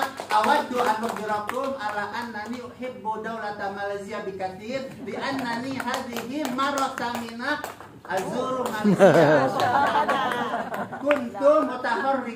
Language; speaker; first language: Arabic; non-native, fluent; Indonesian